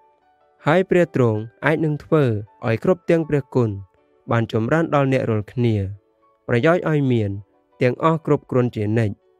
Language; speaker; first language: Khmer; native; Khmer